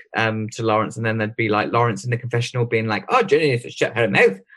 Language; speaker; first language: English; native; English